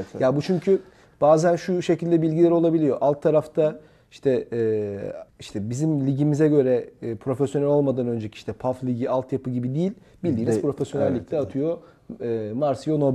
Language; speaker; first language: Turkish; native; Turkish